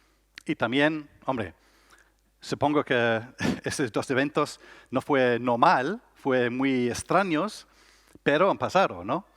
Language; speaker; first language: Spanish; non-native, learner; English